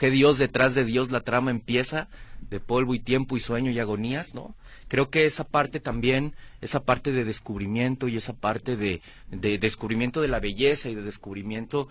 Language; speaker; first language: Spanish; native; Spanish